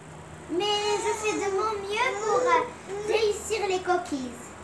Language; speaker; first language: French; non-native, local second language; Arabic